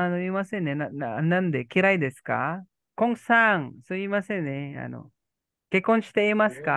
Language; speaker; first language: Japanese; non-native, learner; Filipino